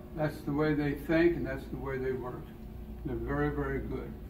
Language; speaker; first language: English; native; English